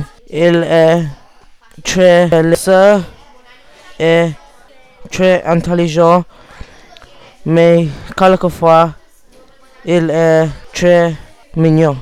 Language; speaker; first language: French; non-native, learner; English